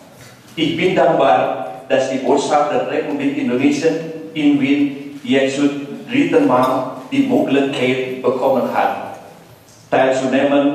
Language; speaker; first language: German; non-native, learner; Indonesian